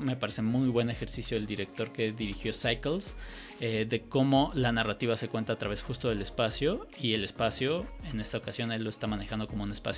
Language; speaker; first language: Spanish; native; Spanish